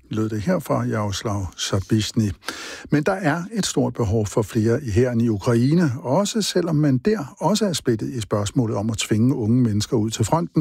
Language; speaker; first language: Danish; native; Danish